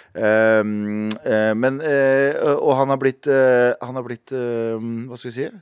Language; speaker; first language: Norwegian; early bilingual, other home language; Kurdish